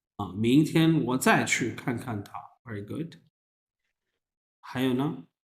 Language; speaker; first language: Chinese; non-native, fluent; Urdu